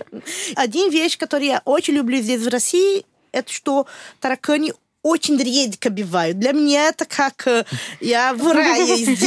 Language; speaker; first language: Russian; non-native, learner; Portuguese